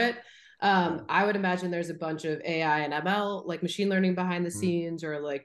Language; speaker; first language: English; native; English